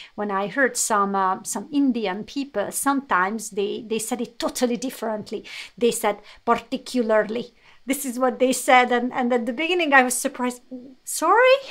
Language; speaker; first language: English; non-native, fluent; Hungarian